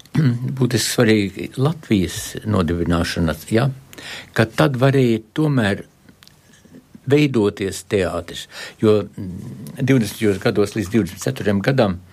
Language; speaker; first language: Latvian; native; Latvian